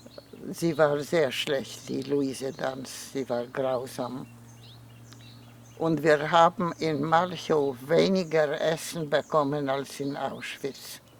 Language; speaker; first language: German; non-native, fluent; Polish